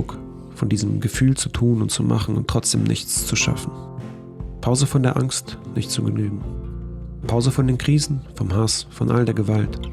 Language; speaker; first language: German; native; German